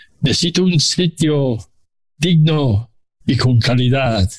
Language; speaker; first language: Spanish; non-native, learner; English